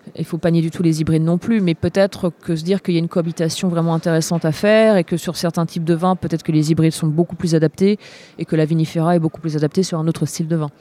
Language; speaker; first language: French; native; French